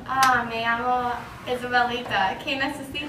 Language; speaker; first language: Spanish; non-native, learner; English